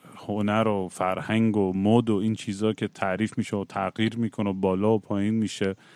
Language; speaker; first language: Persian; native; Persian